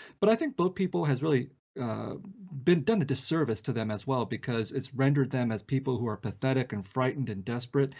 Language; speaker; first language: English; early bilingual, other home language; Vietnamese